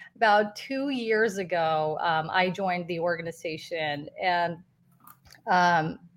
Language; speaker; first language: English; non-native, fluent; Spanish